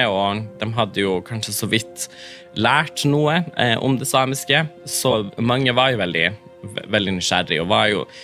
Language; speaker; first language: Norwegian; non-native, local second language; Northern Sami